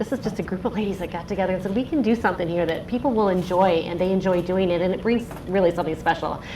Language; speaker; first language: English; native; English